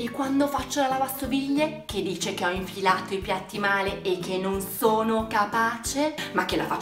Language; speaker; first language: Italian; native; Italian